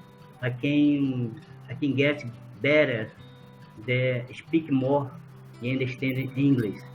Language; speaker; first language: English; non-native, learner; Portuguese